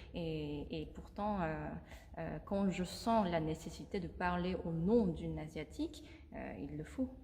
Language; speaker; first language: French; non-native, fluent; Korean